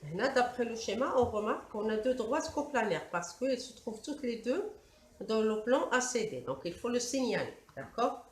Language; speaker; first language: French; non-native, local second language; Arabic